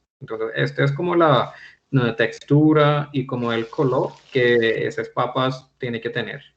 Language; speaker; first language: Spanish; non-native, fluent; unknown